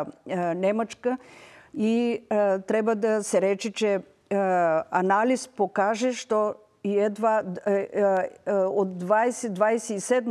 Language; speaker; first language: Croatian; non-native, learner; Bulgarian